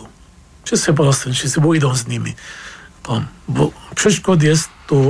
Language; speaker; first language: Polish; non-native, fluent; Arabic